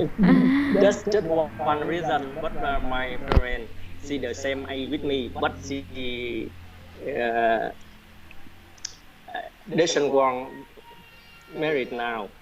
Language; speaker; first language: English; non-native, learner; Vietnamese